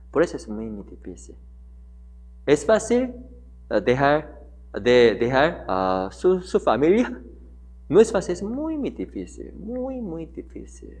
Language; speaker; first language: Spanish; non-native, learner; Korean